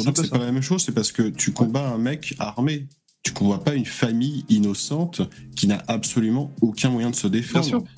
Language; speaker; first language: French; native; French